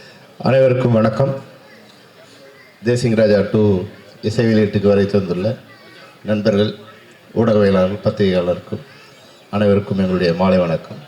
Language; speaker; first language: Tamil; native; Tamil